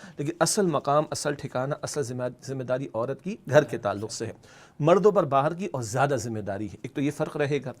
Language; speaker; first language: Urdu; native; Urdu